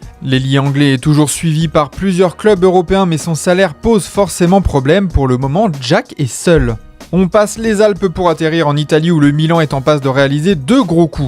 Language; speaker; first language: French; native; French